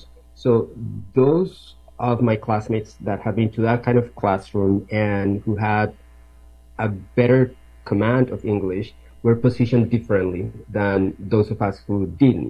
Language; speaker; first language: English; non-native, fluent; Spanish